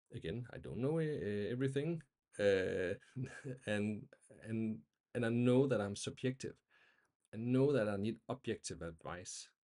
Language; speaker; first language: English; non-native, fluent; Danish